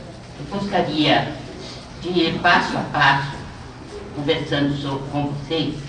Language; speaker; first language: Portuguese; native; Portuguese